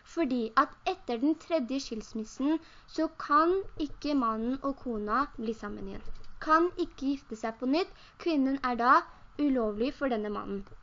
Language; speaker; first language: Norwegian; early bilingual, other home language; Urdu